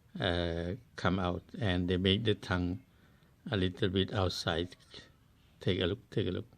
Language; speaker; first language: English; non-native, learner; Thai